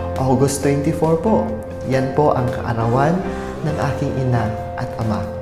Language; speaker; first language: Filipino; non-native, local second language; Waray